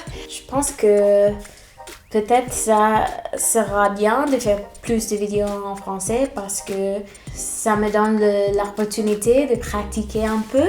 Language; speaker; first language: French; non-native, fluent; English